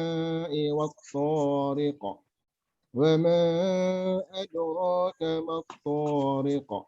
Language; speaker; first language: Arabic; non-native, learner; Malay